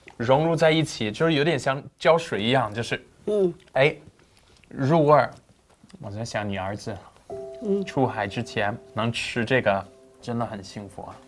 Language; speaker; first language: Chinese; non-native, fluent; English